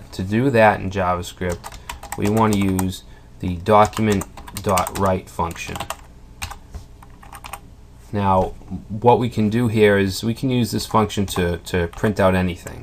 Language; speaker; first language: English; native; English